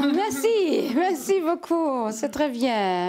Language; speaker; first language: French; non-native, learner; German